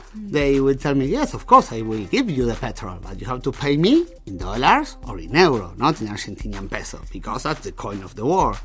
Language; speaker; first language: English; non-native, fluent; Spanish